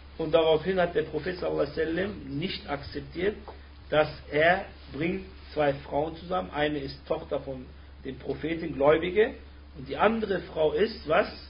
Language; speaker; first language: German; early bilingual, other home language; Turkish